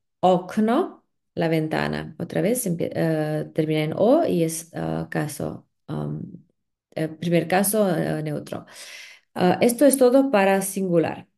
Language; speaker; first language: Spanish; non-native, fluent; Slovenian